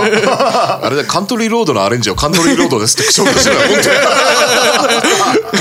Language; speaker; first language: Japanese; native; Japanese